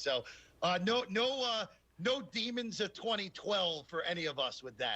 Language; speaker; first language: English; native; English